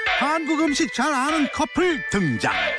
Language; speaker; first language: Korean; native; Korean